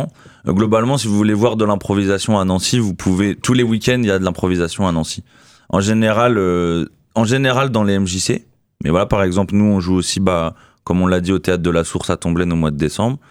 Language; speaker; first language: French; native; French